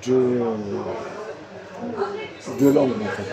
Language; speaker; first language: French; non-native, local second language; Arabic